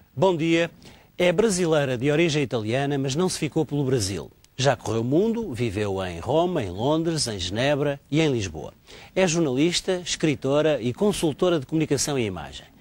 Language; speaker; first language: Portuguese; native; Portuguese